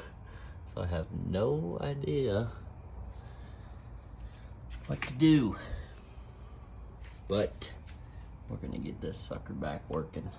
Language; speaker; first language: English; native; English